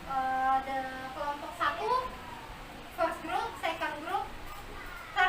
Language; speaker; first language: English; non-native, fluent; Indonesian